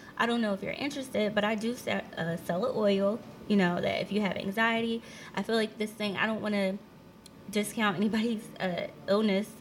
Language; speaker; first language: English; native; English